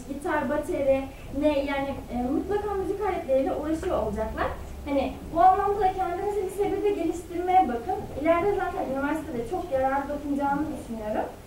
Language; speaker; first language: Turkish; native; Turkish